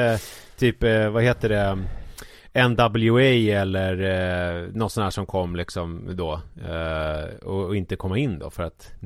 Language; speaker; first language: Swedish; native; Swedish